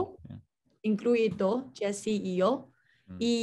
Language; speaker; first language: Spanish; non-native, learner; Chinese